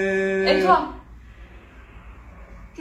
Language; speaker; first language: French; non-native, learner; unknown